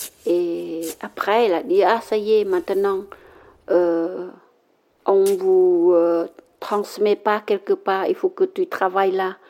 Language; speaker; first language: French; non-native, learner; Khmer